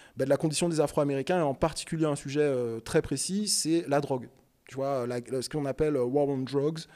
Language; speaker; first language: French; native; French